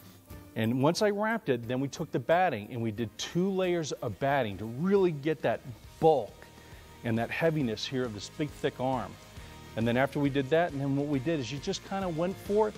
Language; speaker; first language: English; native; English